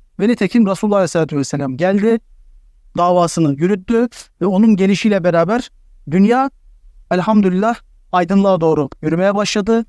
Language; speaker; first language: Turkish; native; Turkish